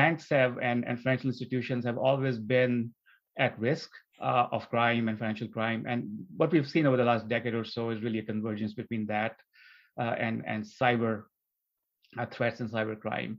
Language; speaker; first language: English; non-native, local second language; Urdu